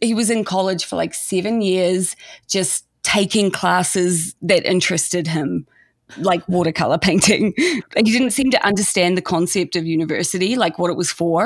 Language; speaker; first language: English; native; English